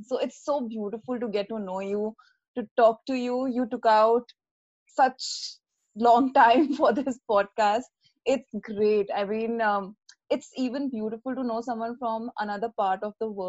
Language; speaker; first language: English; non-native, local second language; Hindi